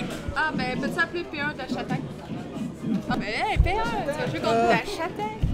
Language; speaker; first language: French; native; French